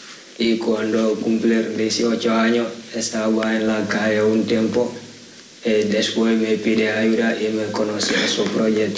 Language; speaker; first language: Spanish; non-native, learner; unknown